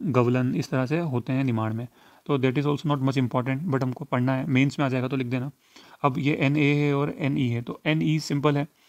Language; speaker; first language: Hindi; native; Hindi